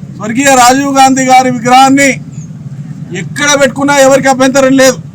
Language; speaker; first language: Telugu; native; Telugu